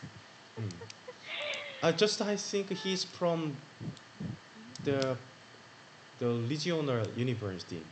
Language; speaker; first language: English; non-native, learner; Korean